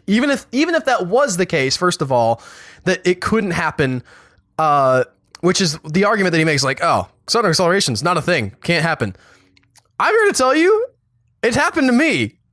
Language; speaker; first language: English; native; English